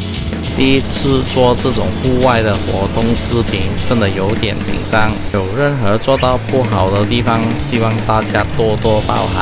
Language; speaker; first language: Chinese; native; Chinese